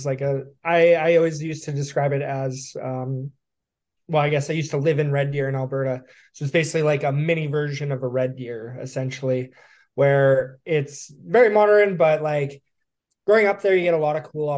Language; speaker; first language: English; native; English